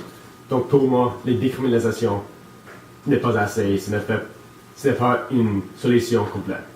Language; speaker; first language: French; non-native, local second language; English